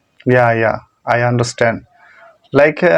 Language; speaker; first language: English; non-native, learner; Bangla